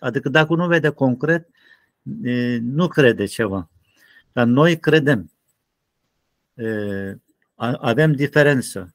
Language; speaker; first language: Romanian; non-native, learner; Turkish